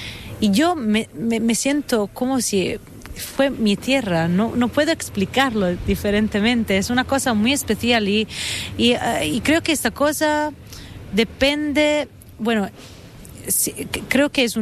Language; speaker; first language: Spanish; non-native, fluent; Italian